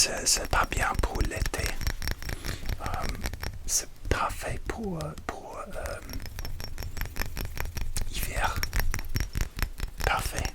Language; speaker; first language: French; non-native, learner; English